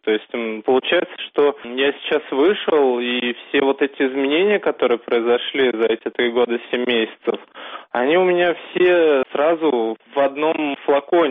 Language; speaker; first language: Russian; native; Russian